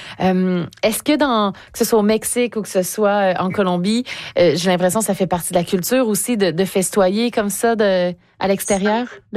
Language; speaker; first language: French; native; French